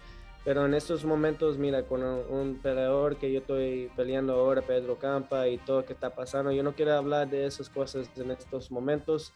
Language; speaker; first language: Spanish; early bilingual, heritage; Spanish